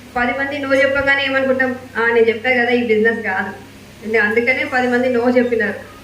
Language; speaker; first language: Telugu; native; Telugu